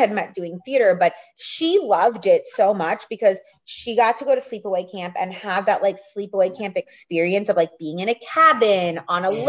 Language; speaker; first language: English; native; English